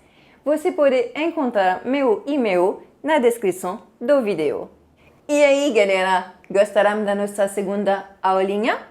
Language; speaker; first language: Portuguese; non-native, fluent; French